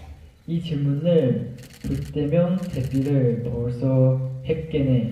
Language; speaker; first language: Korean; native; Korean